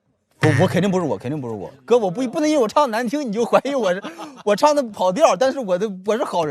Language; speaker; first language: Chinese; native; Chinese